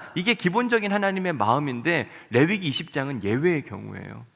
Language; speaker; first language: Korean; native; Korean